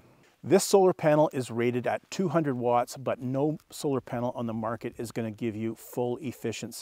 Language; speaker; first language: English; native; English